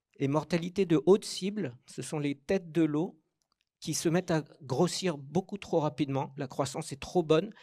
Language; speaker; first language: French; native; French